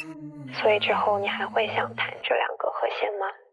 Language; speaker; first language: Chinese; native; Chinese